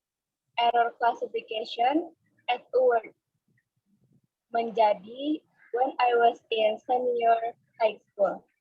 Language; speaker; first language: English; non-native, learner; Indonesian